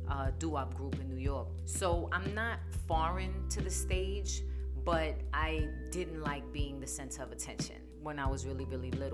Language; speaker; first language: English; native; English